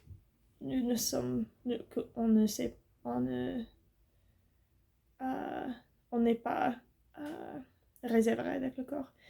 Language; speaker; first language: French; non-native, learner; English